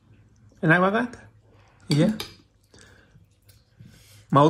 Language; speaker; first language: Indonesian; non-native, learner; Spanish